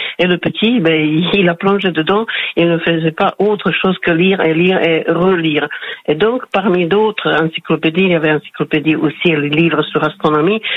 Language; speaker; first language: French; non-native, fluent; Slovak